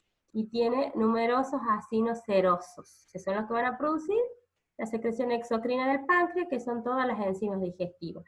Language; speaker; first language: Spanish; native; Spanish